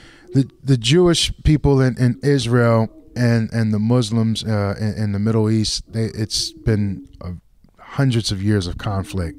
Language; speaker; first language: English; native; English